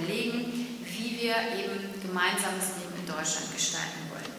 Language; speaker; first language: German; early bilingual, other home language; Turkish